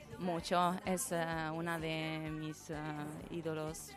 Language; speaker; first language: Spanish; non-native, learner; Italian